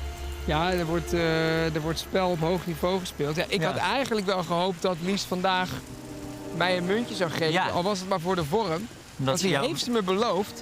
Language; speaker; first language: Dutch; native; Dutch